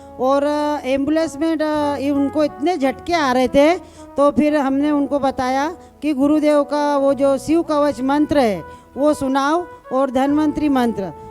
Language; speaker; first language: Hindi; native; Hindi